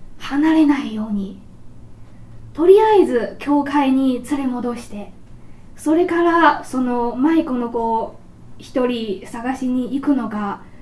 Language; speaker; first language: Japanese; non-native, fluent; Chinese